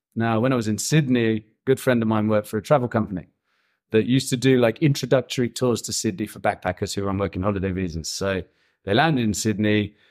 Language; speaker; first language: English; native; English